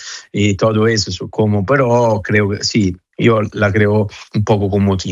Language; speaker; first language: Spanish; non-native, fluent; Italian